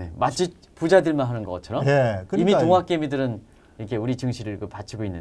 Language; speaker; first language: Korean; native; Korean